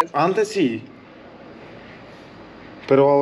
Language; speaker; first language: Spanish; non-native, learner; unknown